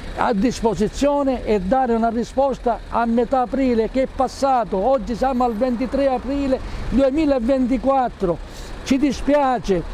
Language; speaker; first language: Italian; native; Italian